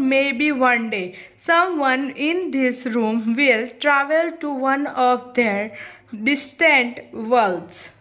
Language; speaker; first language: English; non-native, local second language; Hindi